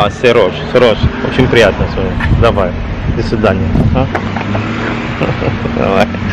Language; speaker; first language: Russian; non-native, learner; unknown